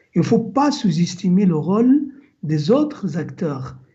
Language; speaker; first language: French; non-native, local second language; Arabic